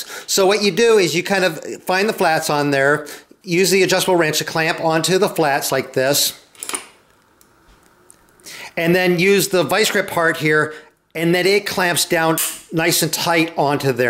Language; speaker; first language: English; native; English